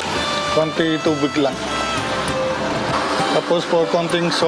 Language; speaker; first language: Filipino; non-native, learner; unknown